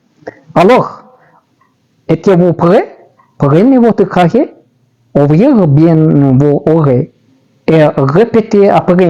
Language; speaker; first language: French; non-native, learner; Amharic